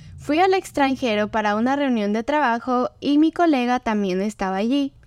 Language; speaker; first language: Spanish; native; Spanish